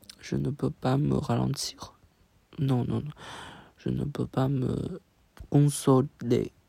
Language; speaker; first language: French; non-native, learner; Chinese